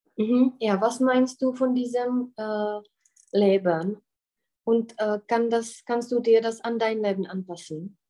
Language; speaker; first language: German; non-native, fluent; Czech